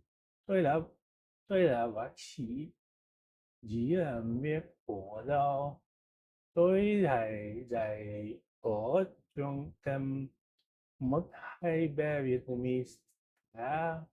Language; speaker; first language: Vietnamese; non-native, learner; Dutch